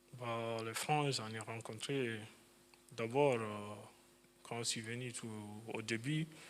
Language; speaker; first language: French; non-native, fluent; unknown